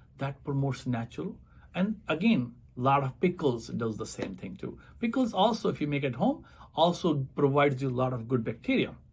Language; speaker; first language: English; non-native, local second language; Punjabi